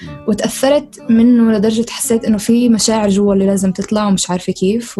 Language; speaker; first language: Arabic; native; Arabic